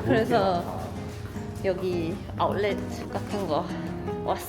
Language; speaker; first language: Korean; non-native, fluent; Swedish